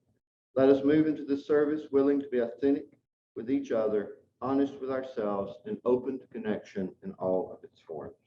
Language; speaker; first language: English; native; English